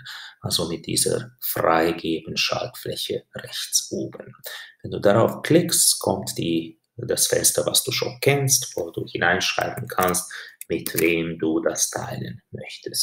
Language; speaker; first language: German; non-native, fluent; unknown